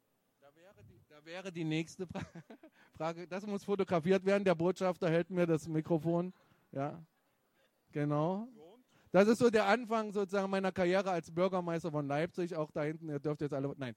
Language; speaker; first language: German; native; German